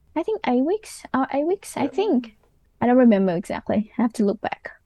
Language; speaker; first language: English; non-native, fluent; Vietnamese